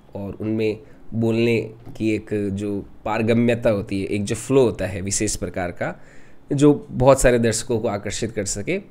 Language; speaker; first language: Hindi; non-native, local second language; Rajasthani